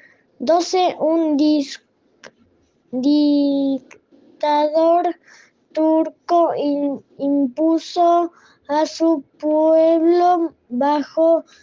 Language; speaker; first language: Spanish; non-native, learner; French